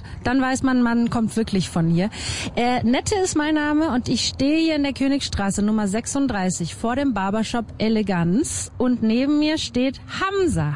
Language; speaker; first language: German; native; German